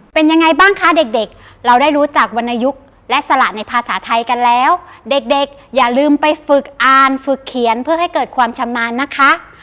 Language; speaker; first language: Thai; native; Thai